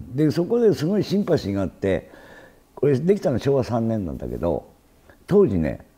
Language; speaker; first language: Japanese; native; Japanese